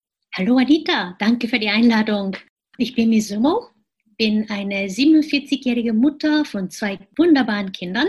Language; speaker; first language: German; non-native, fluent; Japanese